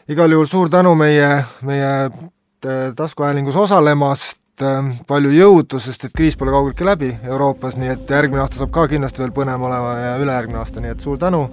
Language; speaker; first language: Estonian; native; Estonian